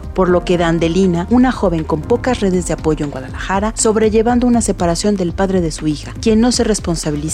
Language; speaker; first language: Spanish; native; Spanish